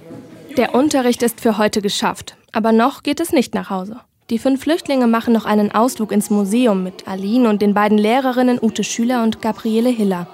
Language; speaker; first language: German; native; German